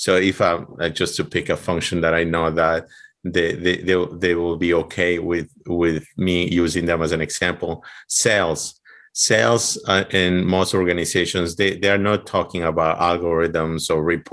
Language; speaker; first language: English; non-native, fluent; Spanish